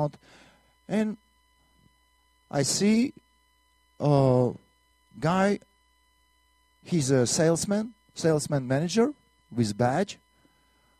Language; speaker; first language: English; non-native, learner; Russian